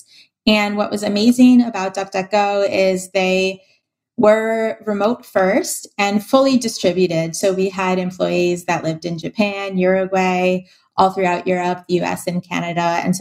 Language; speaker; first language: English; native; English